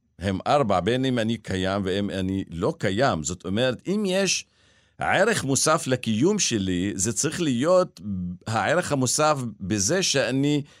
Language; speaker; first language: Hebrew; non-native, local second language; Arabic